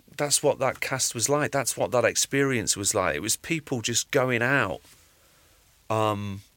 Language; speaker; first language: English; native; English